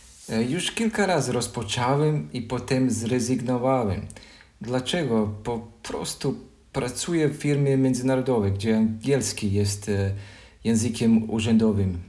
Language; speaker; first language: Polish; non-native, learner; Croatian